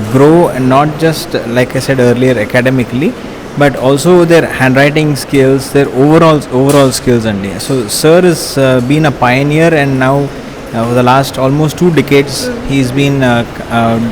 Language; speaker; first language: English; non-native, local second language; Telugu